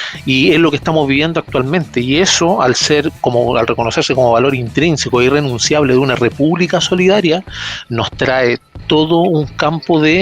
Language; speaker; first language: Spanish; native; Spanish